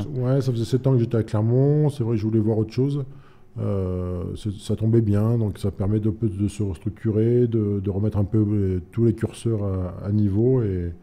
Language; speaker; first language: French; native; French